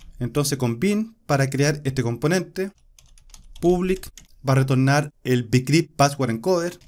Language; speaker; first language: Spanish; native; Spanish